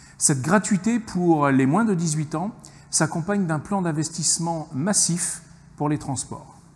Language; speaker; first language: French; native; French